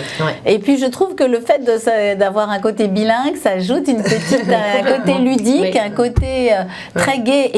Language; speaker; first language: French; native; French